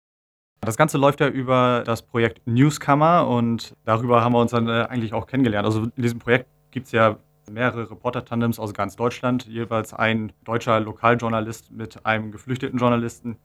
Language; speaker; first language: German; native; German